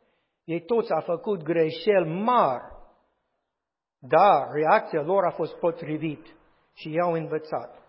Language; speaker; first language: Romanian; non-native, fluent; English